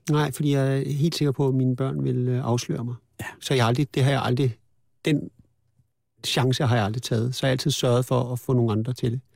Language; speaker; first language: Danish; native; Danish